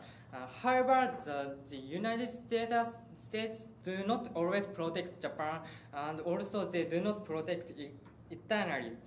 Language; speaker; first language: English; non-native, learner; Japanese